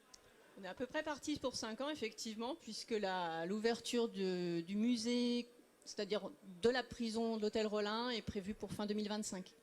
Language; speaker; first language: French; native; French